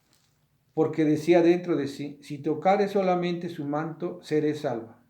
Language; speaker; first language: Spanish; native; Spanish